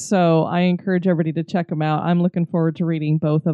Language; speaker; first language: English; native; English